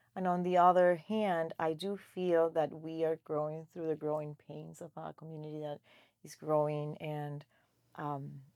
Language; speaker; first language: English; non-native, fluent; Spanish